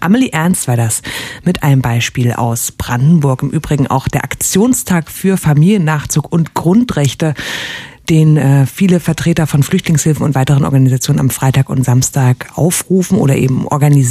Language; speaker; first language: German; native; German